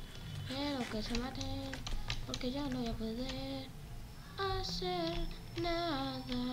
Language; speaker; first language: Spanish; native; Spanish